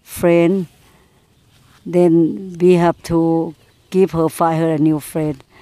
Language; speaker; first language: English; non-native, learner; Thai